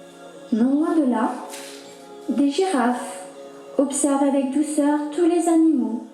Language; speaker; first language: French; native; French